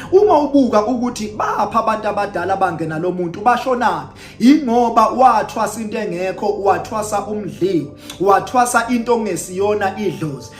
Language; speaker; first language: Zulu; native; Zulu